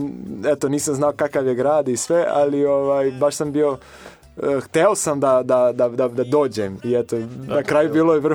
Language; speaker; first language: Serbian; non-native, fluent; Portuguese